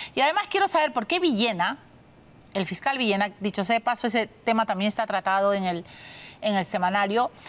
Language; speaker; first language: Spanish; native; Spanish